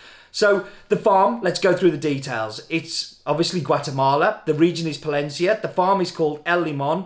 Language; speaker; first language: English; native; English